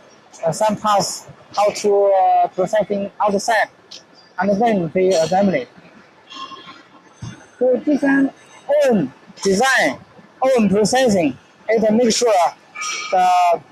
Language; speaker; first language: English; non-native, learner; Chinese